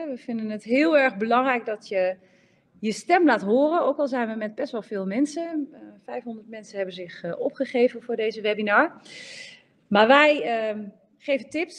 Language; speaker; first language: Dutch; native; Dutch